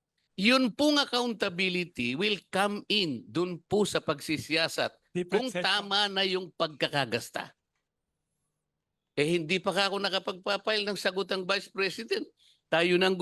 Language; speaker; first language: Filipino; native; Filipino